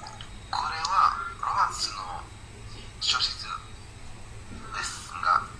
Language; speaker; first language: Japanese; non-native, learner; Indonesian